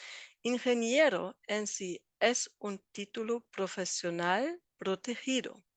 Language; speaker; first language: Spanish; non-native, fluent; German